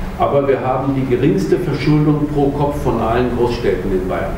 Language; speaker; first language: German; native; German